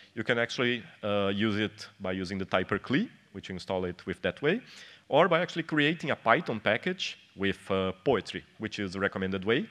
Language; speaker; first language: English; non-native, fluent; Portuguese